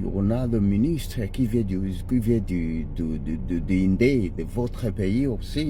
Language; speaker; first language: French; non-native, learner; Ganda